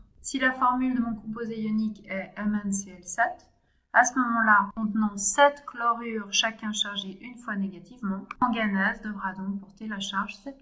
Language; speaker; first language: French; native; French